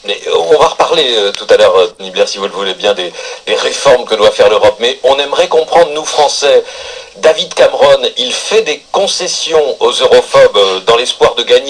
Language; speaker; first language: French; native; French